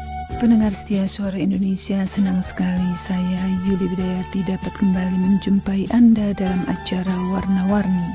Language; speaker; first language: Indonesian; native; Indonesian